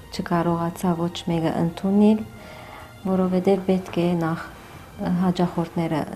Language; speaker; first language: Armenian; early bilingual, heritage; Armenian